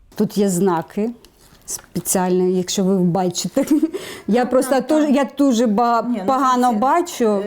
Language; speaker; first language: Ukrainian; native; Ukrainian